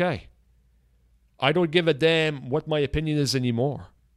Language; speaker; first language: English; non-native, local second language; French